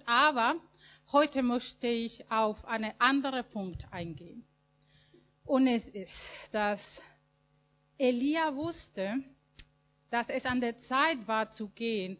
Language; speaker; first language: German; non-native, fluent; Spanish